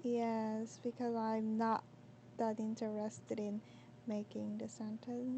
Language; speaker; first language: English; non-native, learner; Korean